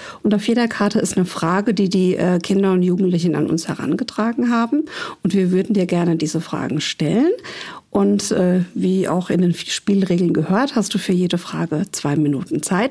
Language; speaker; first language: German; native; German